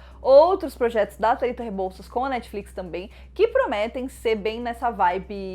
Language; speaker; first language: Portuguese; native; Portuguese